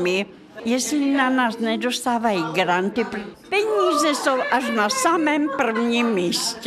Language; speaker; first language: Czech; non-native, fluent; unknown